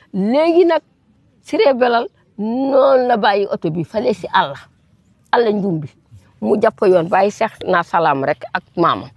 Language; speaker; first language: Wolof; non-native, local second language; Fula